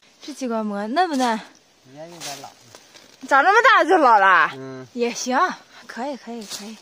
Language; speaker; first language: Chinese; native; Chinese